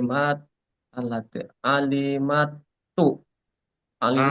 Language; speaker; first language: Arabic; non-native, learner; Indonesian